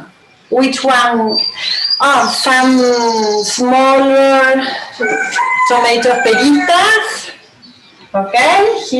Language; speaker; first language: English; non-native, learner; Spanish